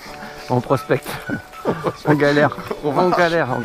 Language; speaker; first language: French; native; French